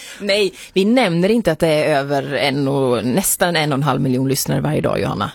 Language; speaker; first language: Swedish; native; Swedish